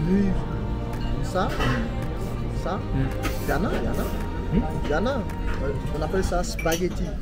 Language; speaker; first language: French; native; French